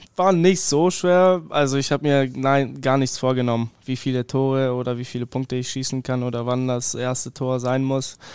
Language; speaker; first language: German; early bilingual, other home language; Polish